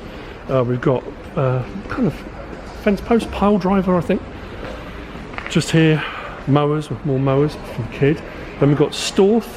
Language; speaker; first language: English; native; English